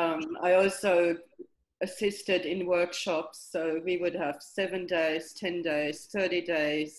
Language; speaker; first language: English; non-native, fluent; German